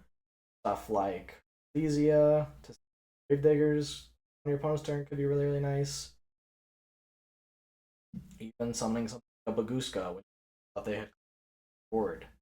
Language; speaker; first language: English; native; English